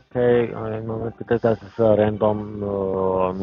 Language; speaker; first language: German; non-native, learner; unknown